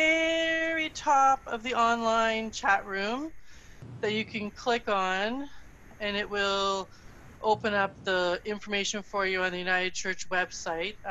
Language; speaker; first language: English; native; English